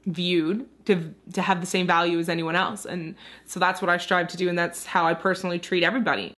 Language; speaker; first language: English; native; English